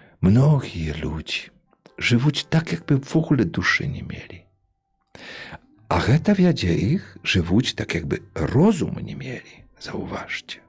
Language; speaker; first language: Polish; non-native, local second language; Belarusian